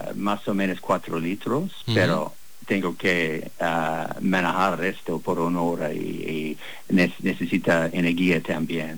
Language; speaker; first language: Spanish; non-native, learner; English